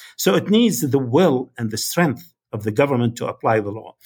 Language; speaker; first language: English; non-native, fluent; Arabic